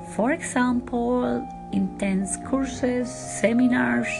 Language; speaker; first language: English; non-native, fluent; Spanish